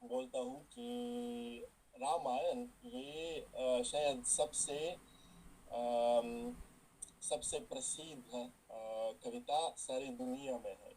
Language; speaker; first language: Hindi; non-native, fluent; Russian